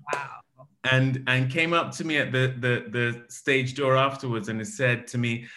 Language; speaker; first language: English; native; English